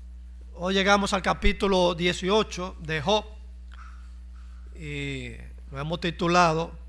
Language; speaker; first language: Spanish; native; Spanish